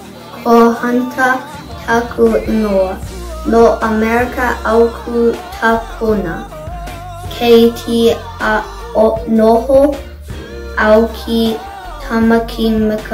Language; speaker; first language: Māori; non-native, local second language; English